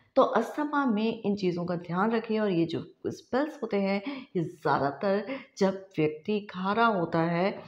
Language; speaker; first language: Hindi; non-native, local second language; Marathi